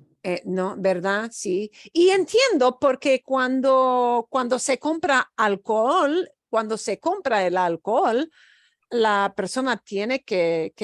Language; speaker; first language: Spanish; non-native, fluent; English